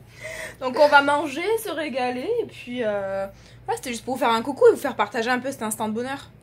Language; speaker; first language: French; native; French